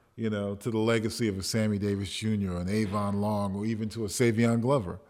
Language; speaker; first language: English; native; English